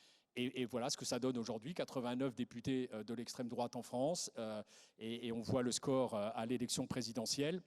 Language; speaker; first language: French; native; French